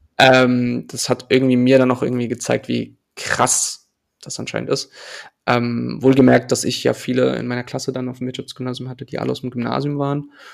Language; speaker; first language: German; early bilingual, other home language; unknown